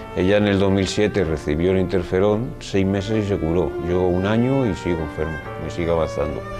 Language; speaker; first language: Spanish; native; Spanish